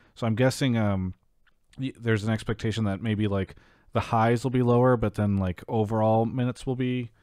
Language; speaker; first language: English; native; English